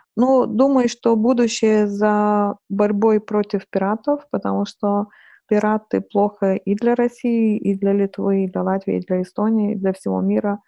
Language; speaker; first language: Russian; non-native, fluent; Lithuanian